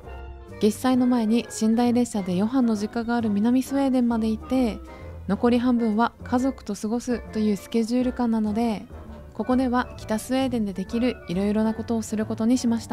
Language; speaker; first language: Japanese; native; Japanese